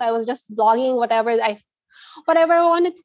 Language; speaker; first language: English; non-native, local second language; Filipino